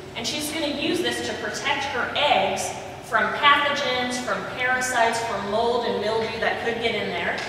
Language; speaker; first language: English; native; English